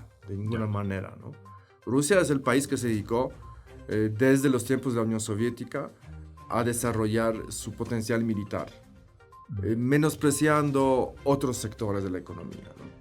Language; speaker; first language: Spanish; non-native, fluent; Polish